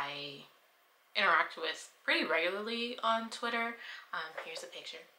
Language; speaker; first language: English; native; English